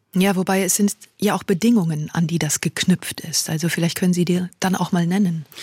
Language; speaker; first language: German; native; German